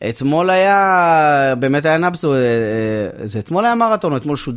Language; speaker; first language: Hebrew; native; Hebrew